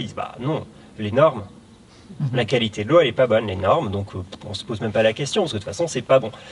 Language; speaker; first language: French; native; French